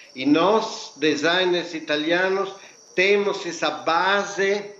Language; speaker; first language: Portuguese; non-native, fluent; Italian